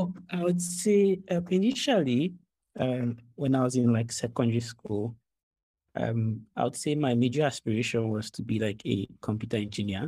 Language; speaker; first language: English; non-native, local second language; Ibibio